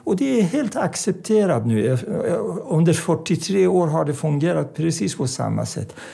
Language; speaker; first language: Swedish; non-native, fluent; Persian